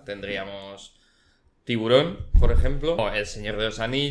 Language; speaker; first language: Spanish; native; Spanish